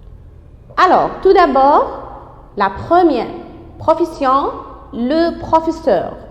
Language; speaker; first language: French; non-native, fluent; Arabic